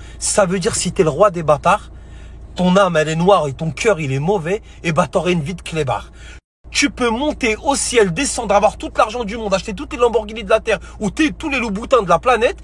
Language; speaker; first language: French; native; French